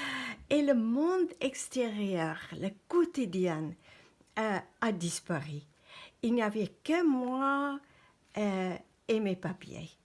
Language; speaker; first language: French; non-native, fluent; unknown